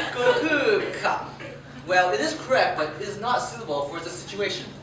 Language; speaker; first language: English; non-native, fluent; Japanese